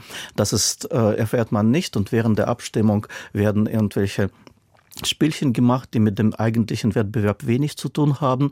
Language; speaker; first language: German; non-native, fluent; Russian